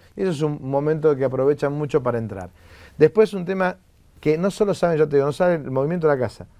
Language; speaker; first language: Spanish; native; Spanish